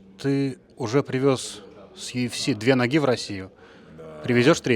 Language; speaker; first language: Russian; native; Russian